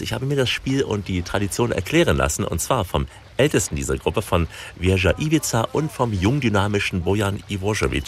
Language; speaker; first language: German; native; German